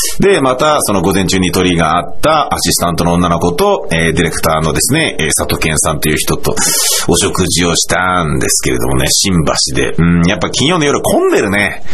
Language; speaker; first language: Japanese; native; Japanese